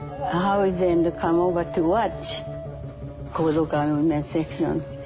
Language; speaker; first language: English; non-native, learner; Japanese